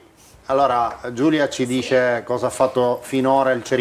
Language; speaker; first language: Italian; native; Italian